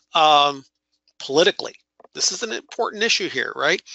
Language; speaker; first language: English; native; English